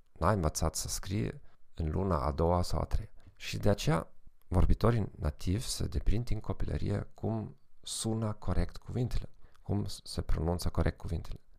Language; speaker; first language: Romanian; non-native, fluent; German